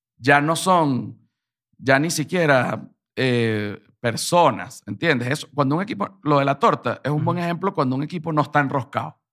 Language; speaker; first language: Spanish; native; Spanish